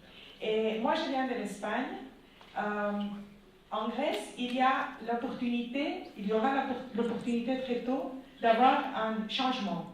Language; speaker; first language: French; non-native, fluent; Spanish